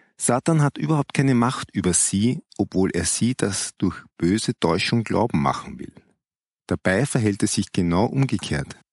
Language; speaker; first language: German; native; German